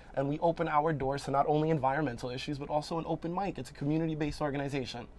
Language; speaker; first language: English; native; English